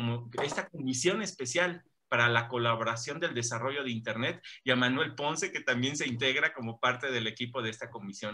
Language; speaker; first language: Spanish; native; Spanish